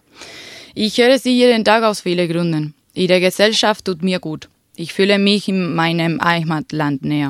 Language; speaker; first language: German; non-native, fluent; Spanish